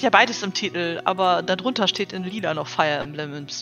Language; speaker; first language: German; native; German